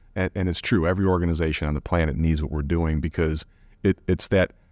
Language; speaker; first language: English; native; English